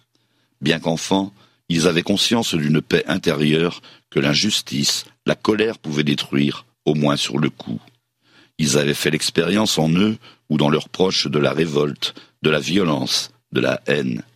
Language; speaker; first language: French; native; French